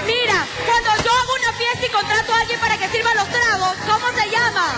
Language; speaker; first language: Spanish; native; Spanish